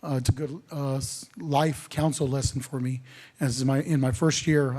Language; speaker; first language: English; native; English